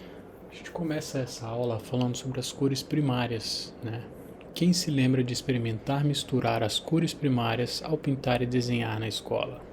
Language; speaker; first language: Portuguese; native; Portuguese